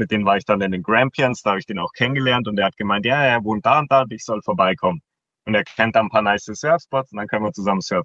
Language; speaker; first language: German; native; German